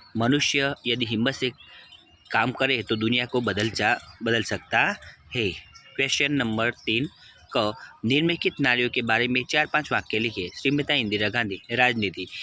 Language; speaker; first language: Hindi; non-native, local second language; Gujarati